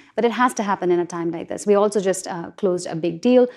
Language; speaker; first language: English; non-native, local second language; Hindi